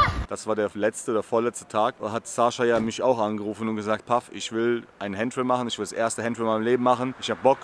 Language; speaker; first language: German; native; German